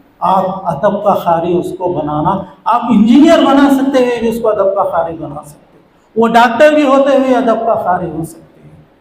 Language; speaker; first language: Urdu; native; Urdu